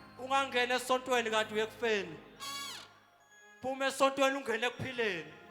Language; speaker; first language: Zulu; native; Zulu